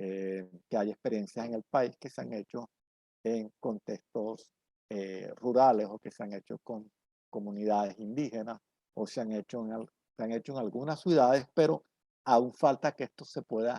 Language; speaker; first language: Spanish; native; Spanish